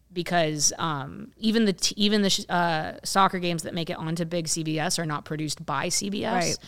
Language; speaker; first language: English; native; English